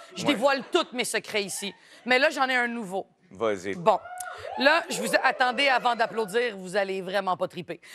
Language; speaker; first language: French; native; French